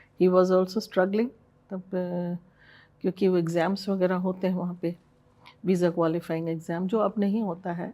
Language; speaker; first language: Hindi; early bilingual, other home language; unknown